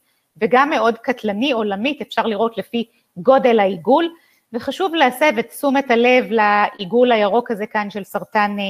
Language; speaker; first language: Hebrew; native; Hebrew